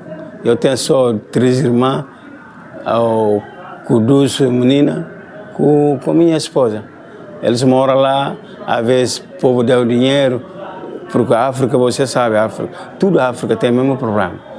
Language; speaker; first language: Portuguese; non-native, learner; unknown